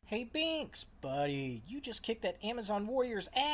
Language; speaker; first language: English; native; English